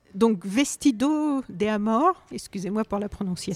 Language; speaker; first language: French; native; French